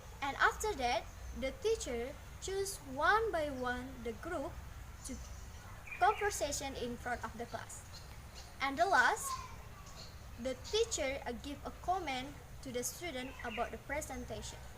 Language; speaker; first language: English; non-native, learner; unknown